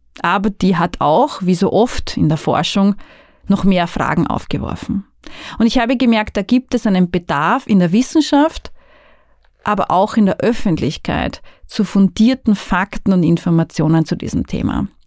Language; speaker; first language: German; native; German